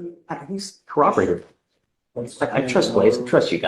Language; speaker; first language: English; native; English